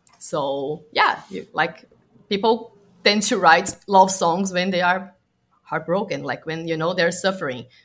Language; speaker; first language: English; non-native, fluent; Portuguese